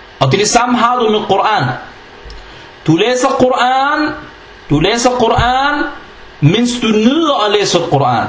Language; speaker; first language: Danish; non-native, fluent; Arabic